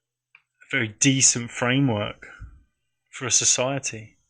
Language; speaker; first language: English; native; English